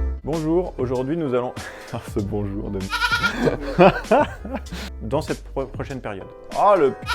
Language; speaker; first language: French; native; French